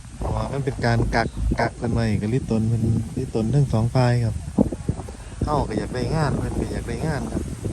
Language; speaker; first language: Thai; native; Thai